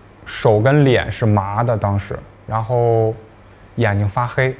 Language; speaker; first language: Chinese; native; Chinese